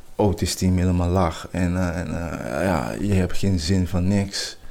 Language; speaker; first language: Dutch; non-native, local second language; Papiamento